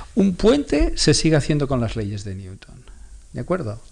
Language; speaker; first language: Spanish; non-native, local second language; Catalan